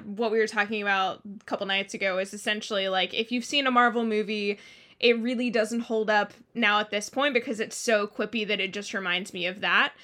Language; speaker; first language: English; early bilingual, other home language; Thai